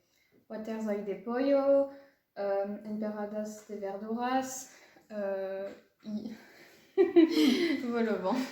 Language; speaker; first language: Spanish; non-native, learner; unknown